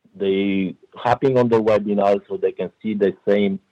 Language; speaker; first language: English; non-native, fluent; Polish